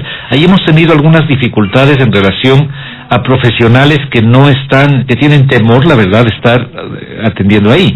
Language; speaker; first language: Spanish; native; Spanish